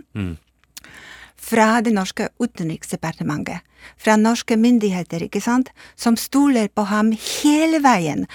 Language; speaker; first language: Norwegian; non-native, fluent; Polish